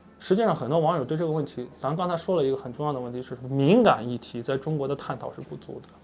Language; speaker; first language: Chinese; native; Chinese